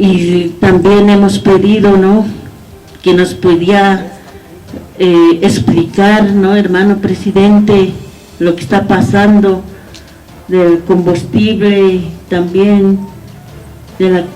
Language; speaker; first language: Spanish; non-native, local second language; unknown